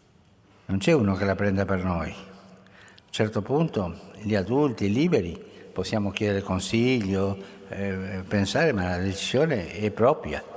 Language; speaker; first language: Italian; non-native, fluent; Spanish